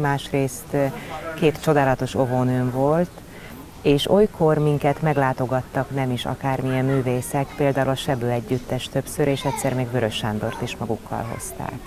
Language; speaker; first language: Hungarian; native; Hungarian